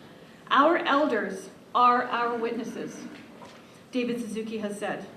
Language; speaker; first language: English; native; English